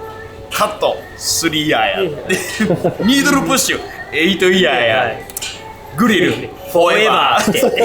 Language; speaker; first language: Japanese; native; Japanese